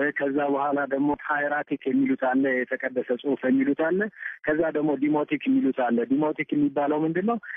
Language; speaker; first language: Amharic; native; Amharic